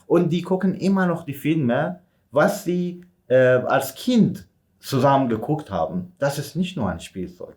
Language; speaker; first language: German; non-native, fluent; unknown